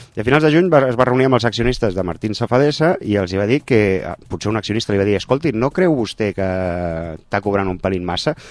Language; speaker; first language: Catalan; non-native, local second language; Spanish